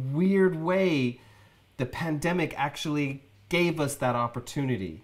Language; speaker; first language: English; native; English